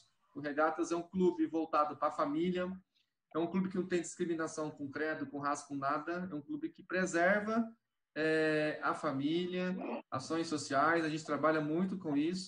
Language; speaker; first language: Portuguese; native; Portuguese